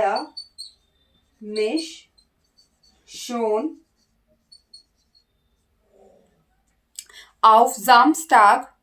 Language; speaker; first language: German; non-native, learner; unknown